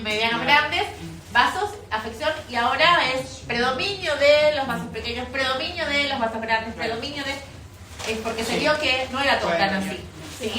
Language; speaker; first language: Spanish; native; Spanish